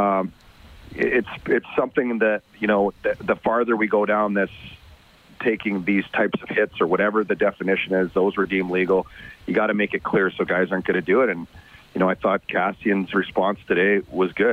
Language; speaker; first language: English; native; English